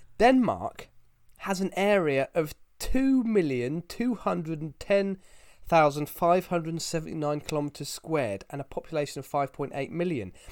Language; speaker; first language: English; native; English